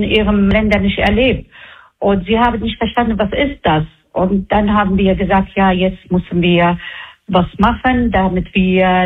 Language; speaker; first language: German; non-native, learner; Arabic